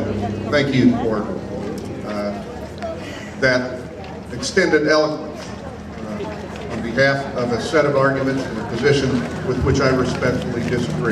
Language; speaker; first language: English; native; English